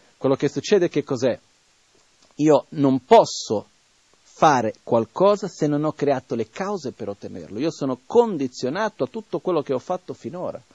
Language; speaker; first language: Italian; non-native, fluent; Portuguese